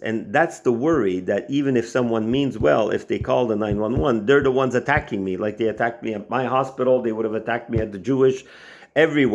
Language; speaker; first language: English; non-native, local second language; French